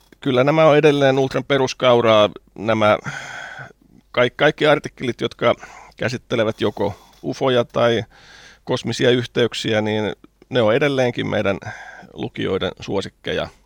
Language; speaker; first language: Finnish; native; Finnish